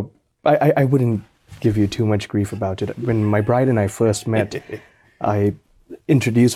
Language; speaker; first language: English; native; English